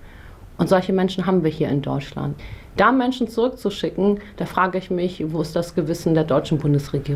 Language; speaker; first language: German; early bilingual, other home language; Persian